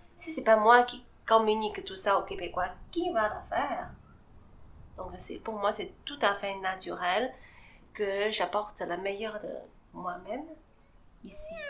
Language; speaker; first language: French; non-native, fluent; Chinese